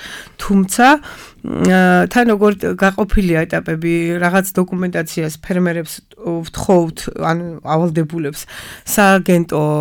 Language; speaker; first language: Georgian; native; Georgian